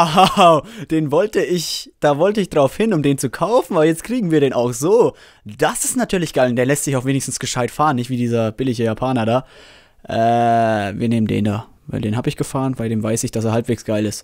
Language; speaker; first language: German; native; German